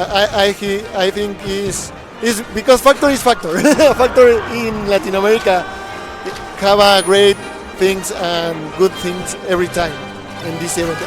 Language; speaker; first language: English; non-native, learner; Spanish